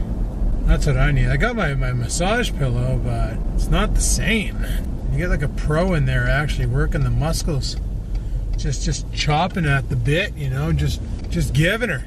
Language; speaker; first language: English; native; English